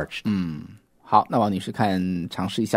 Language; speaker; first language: Chinese; native; Chinese